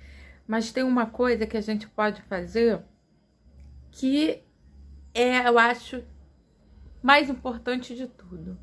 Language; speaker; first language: Portuguese; native; Portuguese